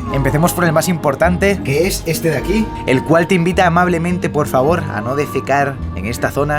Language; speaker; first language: Spanish; native; Spanish